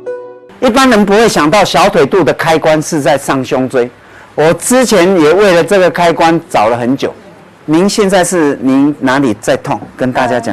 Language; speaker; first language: Chinese; native; Chinese